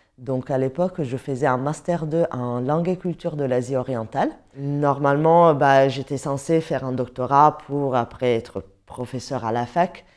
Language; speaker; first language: French; non-native, fluent; Italian